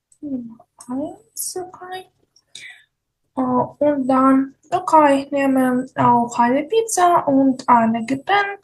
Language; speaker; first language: German; non-native, fluent; Ukrainian